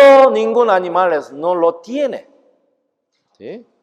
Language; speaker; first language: Spanish; non-native, fluent; Korean